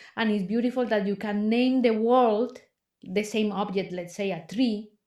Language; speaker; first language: English; non-native, fluent; Spanish